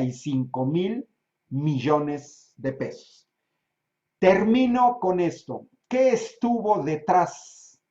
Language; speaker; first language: Spanish; native; Spanish